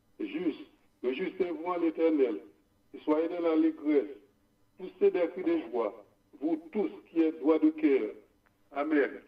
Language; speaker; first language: French; non-native, local second language; Haitian Creole